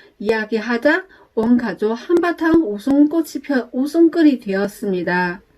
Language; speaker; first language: Korean; non-native, learner; Chinese